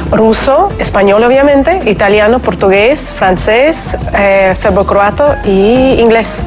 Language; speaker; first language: Spanish; non-native, fluent; Russian